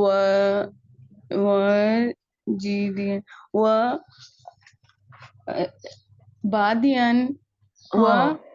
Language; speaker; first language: Chinese; non-native, learner; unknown